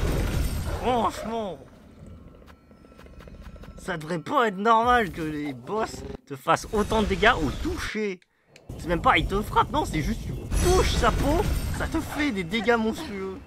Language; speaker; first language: French; native; French